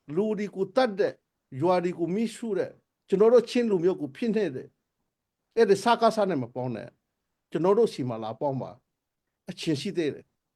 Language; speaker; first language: Burmese; non-native, local second language; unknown